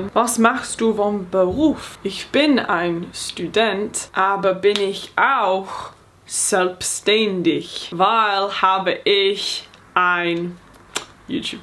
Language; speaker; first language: German; non-native, learner; English